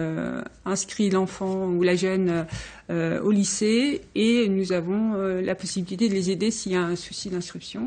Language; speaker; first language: French; native; French